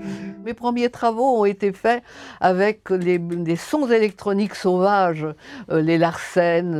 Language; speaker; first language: French; native; French